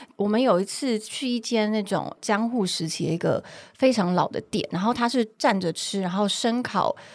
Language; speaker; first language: Chinese; native; Chinese